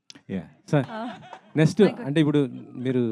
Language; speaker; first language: Telugu; native; Telugu